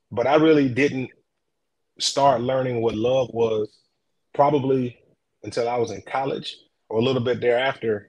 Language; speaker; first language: English; native; English